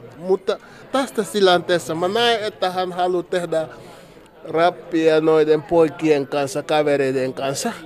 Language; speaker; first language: Finnish; non-native, fluent; Mandingo